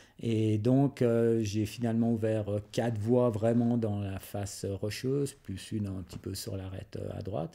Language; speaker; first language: French; native; French